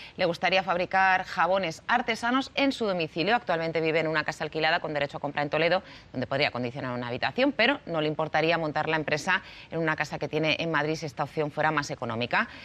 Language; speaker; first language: Spanish; native; Spanish